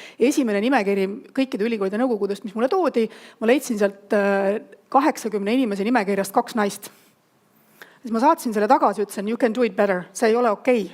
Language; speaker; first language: Estonian; native; Estonian